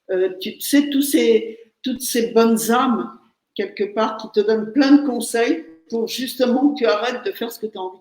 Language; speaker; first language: French; native; French